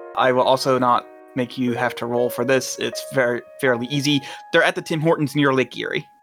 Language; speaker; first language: English; native; English